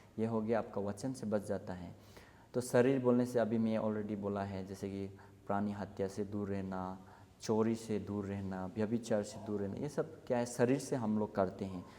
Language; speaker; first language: Hindi; non-native, local second language; Assamese